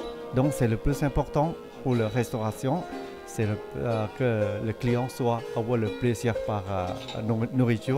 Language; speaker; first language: French; non-native, fluent; Thai